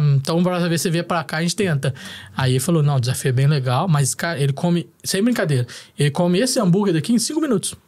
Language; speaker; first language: Portuguese; native; Portuguese